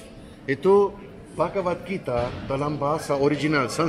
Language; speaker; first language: Indonesian; non-native, fluent; Spanish